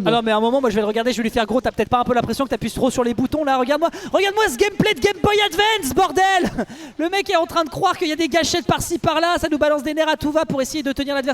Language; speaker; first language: French; native; French